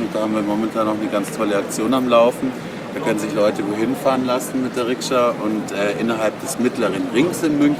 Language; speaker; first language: German; native; German